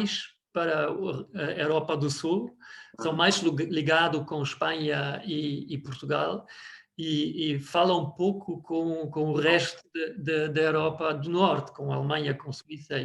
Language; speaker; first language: Portuguese; non-native, fluent; German